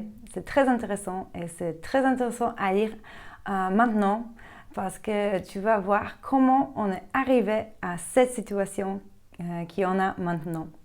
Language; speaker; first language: French; non-native, fluent; Polish